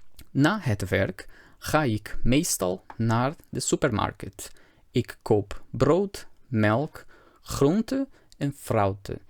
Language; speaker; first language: Dutch; non-native, fluent; Portuguese